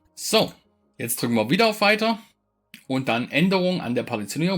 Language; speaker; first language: German; native; German